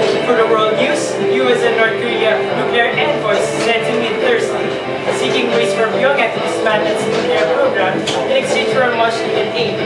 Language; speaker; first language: English; non-native, local second language; Filipino